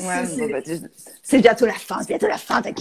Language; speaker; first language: French; native; French